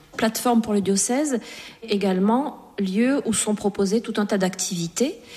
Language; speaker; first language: French; native; French